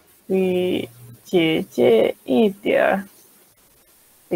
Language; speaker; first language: Chinese; non-native, learner; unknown